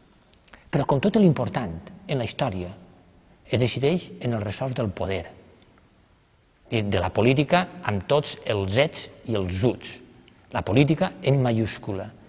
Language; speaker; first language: Catalan; native; Catalan